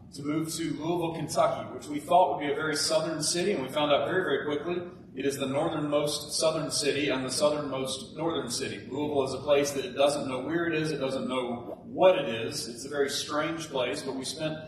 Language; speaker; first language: English; native; English